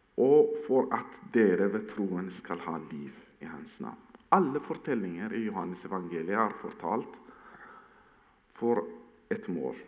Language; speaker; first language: Norwegian; non-native, fluent; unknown